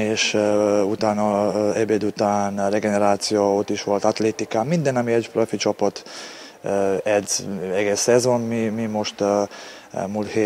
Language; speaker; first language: Hungarian; non-native, learner; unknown